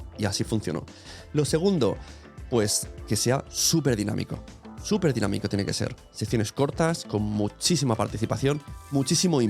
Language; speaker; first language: Spanish; native; Spanish